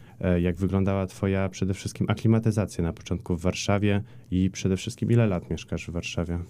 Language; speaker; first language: Polish; native; Polish